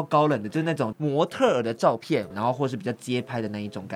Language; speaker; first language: Chinese; native; Chinese